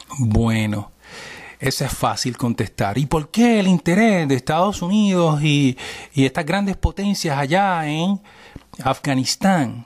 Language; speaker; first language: Spanish; early bilingual, heritage; Spanish